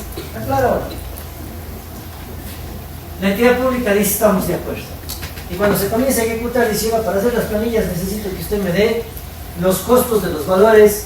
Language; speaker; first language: Spanish; native; Spanish